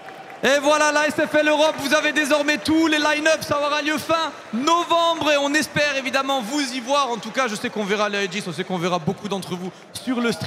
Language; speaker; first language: French; native; French